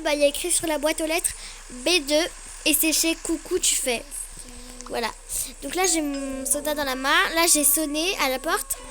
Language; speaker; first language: French; native; French